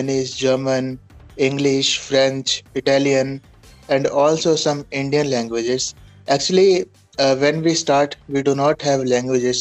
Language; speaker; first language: English; non-native, local second language; Punjabi